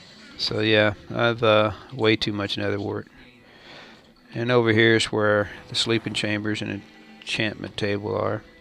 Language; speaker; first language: English; native; English